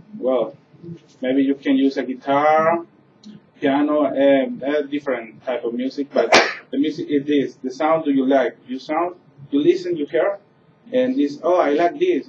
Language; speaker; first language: English; non-native, learner; Spanish